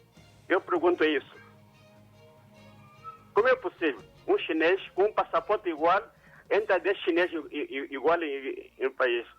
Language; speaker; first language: Portuguese; non-native, local second language; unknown